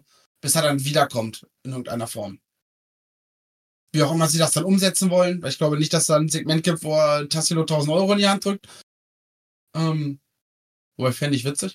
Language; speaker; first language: German; native; German